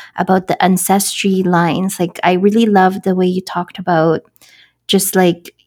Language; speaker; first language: English; non-native, local second language; Filipino